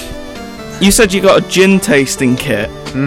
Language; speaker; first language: English; native; English